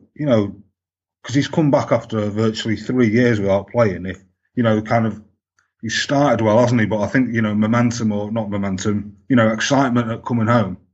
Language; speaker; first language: English; native; English